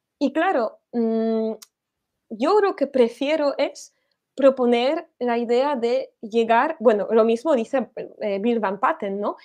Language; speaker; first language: Spanish; non-native, fluent; Polish